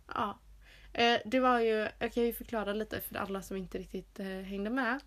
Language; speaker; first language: Swedish; native; Swedish